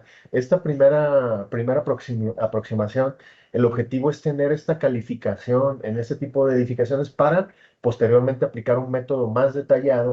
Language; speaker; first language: Spanish; native; Spanish